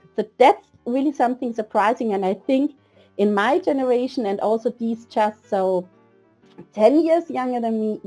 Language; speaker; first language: English; non-native, fluent; German